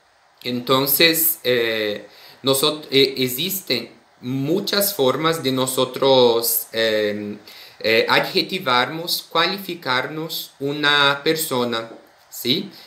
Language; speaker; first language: Spanish; non-native, fluent; Portuguese